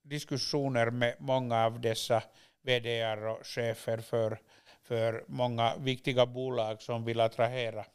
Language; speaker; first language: Swedish; non-native, local second language; Finnish